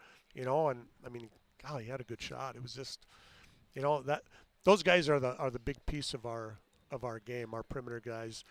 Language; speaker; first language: English; native; English